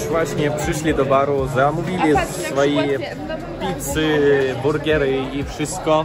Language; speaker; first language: Polish; non-native, learner; Ukrainian